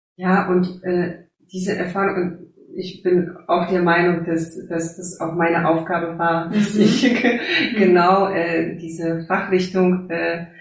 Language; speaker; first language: German; early bilingual, heritage; German